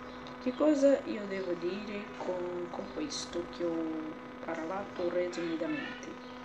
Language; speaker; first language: Italian; non-native, learner; Portuguese